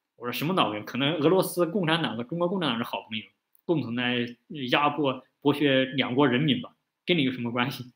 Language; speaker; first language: Chinese; native; Chinese